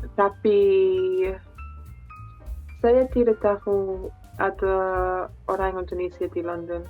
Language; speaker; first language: Indonesian; non-native, learner; English